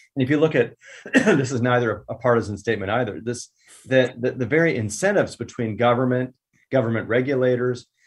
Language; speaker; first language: English; native; English